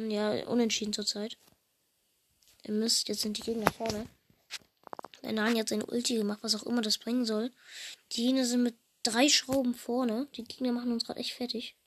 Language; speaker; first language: German; native; German